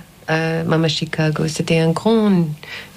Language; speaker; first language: French; non-native, learner; English